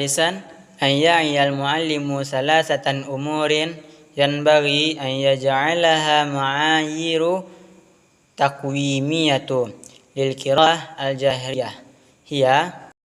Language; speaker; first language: Arabic; non-native, learner; Indonesian